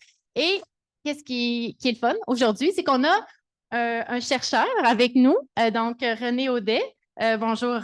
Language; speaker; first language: French; native; French